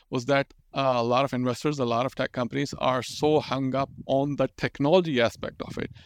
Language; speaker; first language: English; non-native, local second language; Urdu